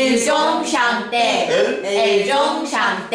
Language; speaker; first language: French; non-native, learner; Korean